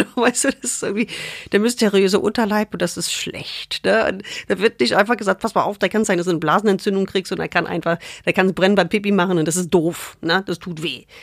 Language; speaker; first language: German; non-native, fluent; English